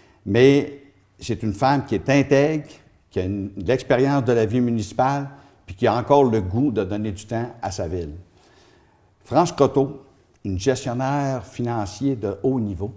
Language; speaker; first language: French; native; French